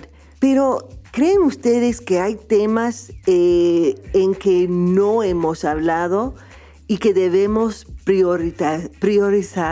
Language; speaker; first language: Spanish; non-native, fluent; English